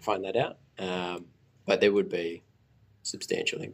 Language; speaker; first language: English; native; English